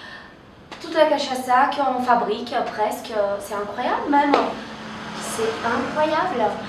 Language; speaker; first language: French; non-native, fluent; Portuguese